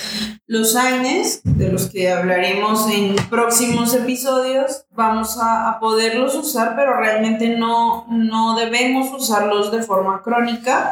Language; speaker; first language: Spanish; native; Spanish